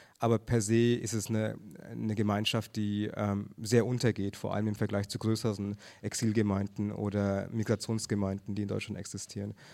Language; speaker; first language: German; early bilingual, other home language; Tamil